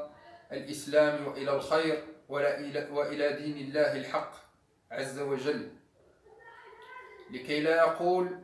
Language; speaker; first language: Arabic; native; Arabic